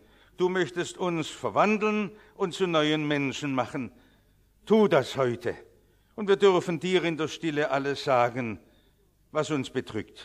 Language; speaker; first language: German; native; German